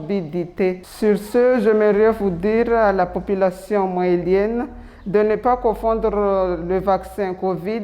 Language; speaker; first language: French; non-native, local second language; Comorian